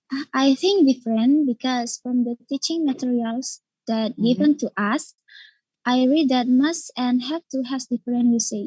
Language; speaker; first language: English; non-native, learner; Indonesian